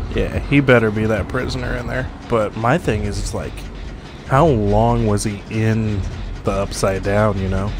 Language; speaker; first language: English; native; English